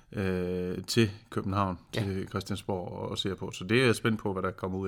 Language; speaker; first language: Danish; native; Danish